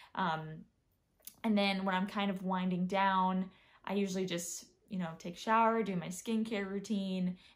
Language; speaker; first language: English; native; English